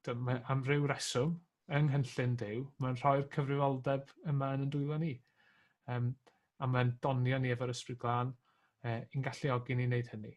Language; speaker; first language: Welsh; native; Welsh